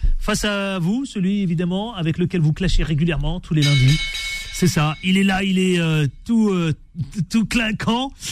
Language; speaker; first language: French; native; French